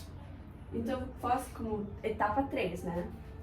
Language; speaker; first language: Portuguese; non-native, fluent; Spanish